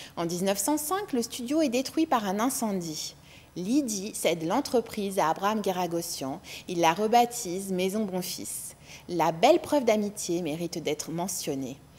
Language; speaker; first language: French; non-native, local second language; Arabic